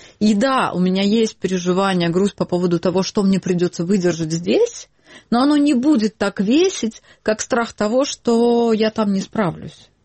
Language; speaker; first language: Russian; non-native, local second language; Ukrainian